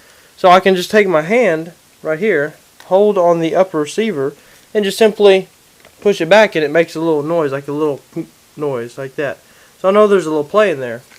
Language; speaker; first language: English; native; English